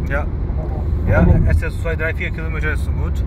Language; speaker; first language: German; early bilingual, other home language; Turkish